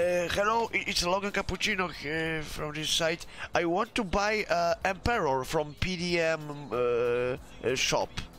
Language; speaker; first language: English; non-native, learner; Polish